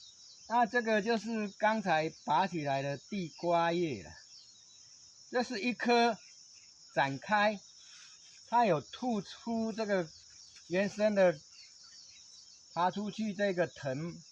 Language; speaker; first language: Chinese; non-native, local second language; Min Nan Chinese